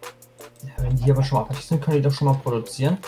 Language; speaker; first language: German; native; German